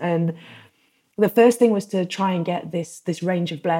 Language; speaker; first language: English; native; English